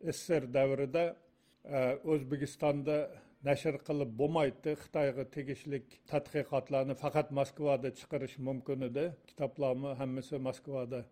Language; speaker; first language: Uzbek; non-native, local second language; Uyghur